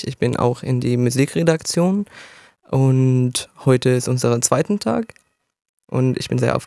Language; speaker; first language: German; non-native, learner; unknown